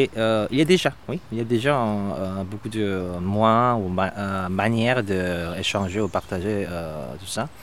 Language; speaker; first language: French; non-native, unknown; Korean